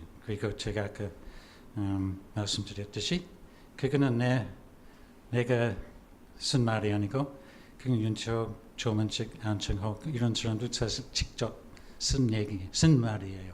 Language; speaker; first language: Korean; non-native, fluent; English